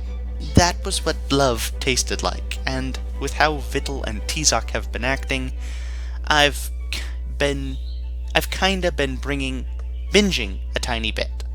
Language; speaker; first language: English; native; English